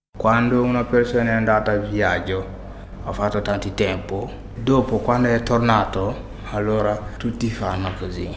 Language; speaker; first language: Italian; non-native, learner; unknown